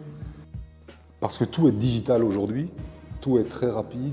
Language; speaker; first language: French; native; French